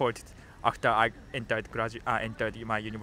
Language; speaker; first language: English; non-native, fluent; Japanese